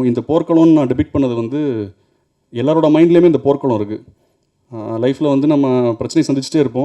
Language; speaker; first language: Tamil; native; Tamil